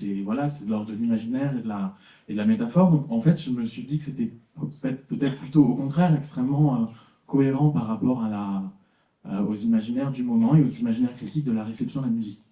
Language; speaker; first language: French; native; French